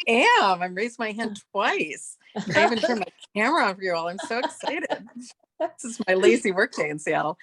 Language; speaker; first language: English; native; English